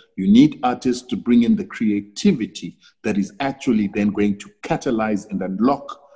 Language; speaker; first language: English; non-native, local second language; Shona